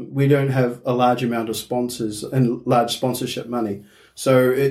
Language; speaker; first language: English; native; English